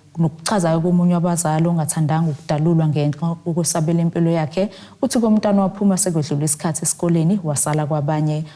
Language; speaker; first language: Zulu; native; Zulu